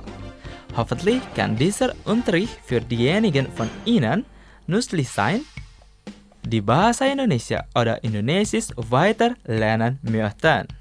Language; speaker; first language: German; non-native, fluent; Indonesian